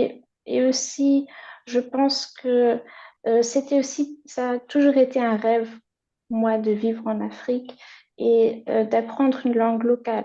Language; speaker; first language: French; non-native, fluent; German